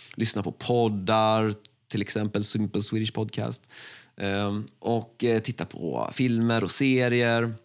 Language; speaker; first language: Swedish; native; Swedish